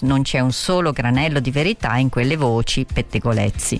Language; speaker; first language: Italian; native; Italian